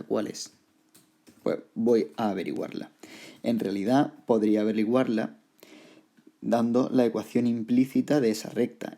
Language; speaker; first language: Spanish; native; Spanish